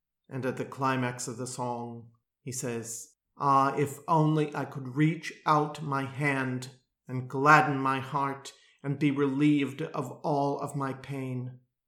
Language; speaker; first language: English; native; English